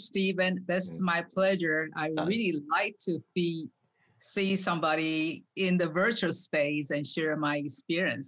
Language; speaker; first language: English; non-native, fluent; Chinese